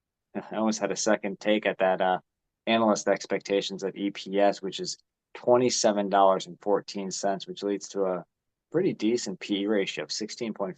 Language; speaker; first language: English; native; English